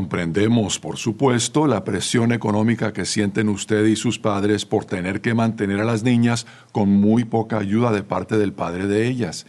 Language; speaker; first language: Spanish; native; Spanish